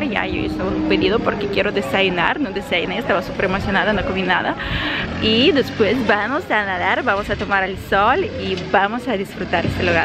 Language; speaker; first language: Spanish; non-native, fluent; Russian